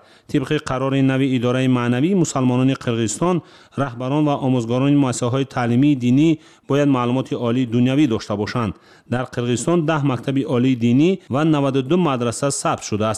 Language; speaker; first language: Tajik; native; Tajik